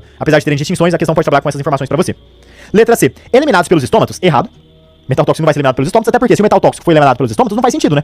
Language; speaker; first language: Portuguese; native; Portuguese